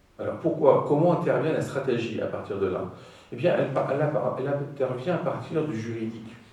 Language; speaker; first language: French; non-native, fluent; Greek